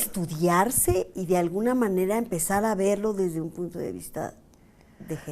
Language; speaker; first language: Spanish; native; Spanish